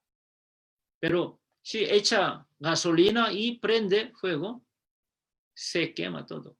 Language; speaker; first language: Spanish; non-native, fluent; Korean